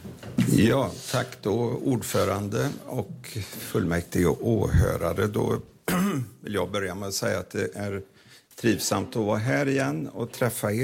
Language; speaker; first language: Swedish; native; Swedish